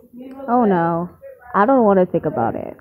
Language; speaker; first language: English; native; English